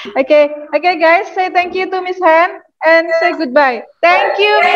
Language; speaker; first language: English; non-native, learner; Indonesian